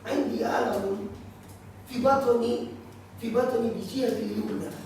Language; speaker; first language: Arabic; non-native, learner; Indonesian